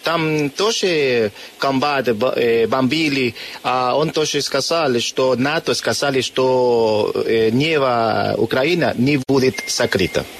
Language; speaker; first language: Russian; non-native, learner; Spanish